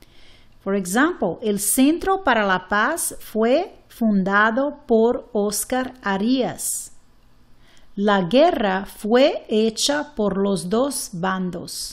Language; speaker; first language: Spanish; non-native, fluent; English